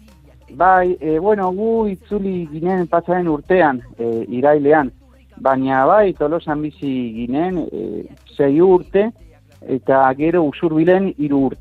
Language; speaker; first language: Basque; non-native, fluent; Spanish